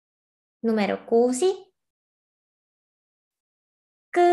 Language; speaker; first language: Finnish; non-native, fluent; Korean